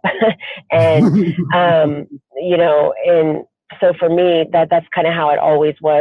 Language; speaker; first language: English; native; English